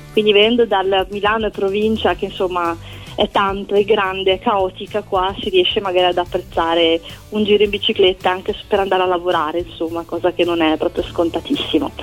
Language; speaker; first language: Italian; native; Italian